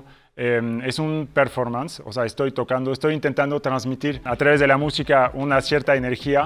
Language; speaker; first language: Spanish; non-native, fluent; French